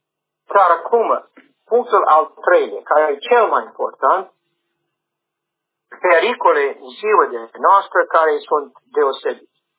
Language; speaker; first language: Romanian; non-native, learner; English